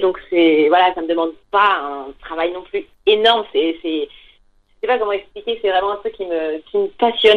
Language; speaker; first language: French; native; French